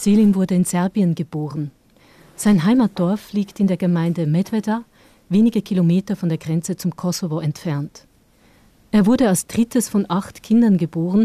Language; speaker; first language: German; native; German